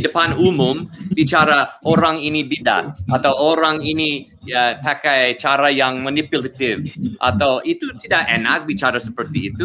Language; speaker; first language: Indonesian; non-native, learner; English